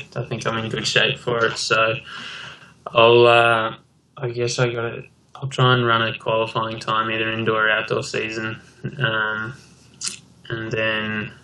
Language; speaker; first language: English; native; English